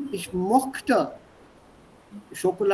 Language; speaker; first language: German; non-native, fluent; Hindi